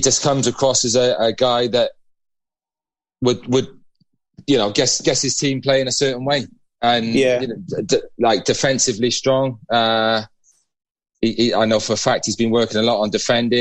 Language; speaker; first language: English; native; English